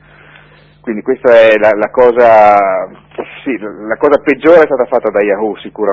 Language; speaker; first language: Italian; native; Italian